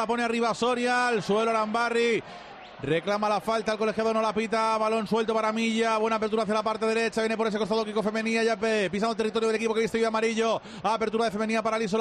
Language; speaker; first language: Spanish; native; Spanish